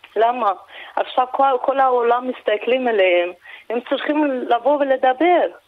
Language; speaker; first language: Hebrew; non-native, fluent; Persian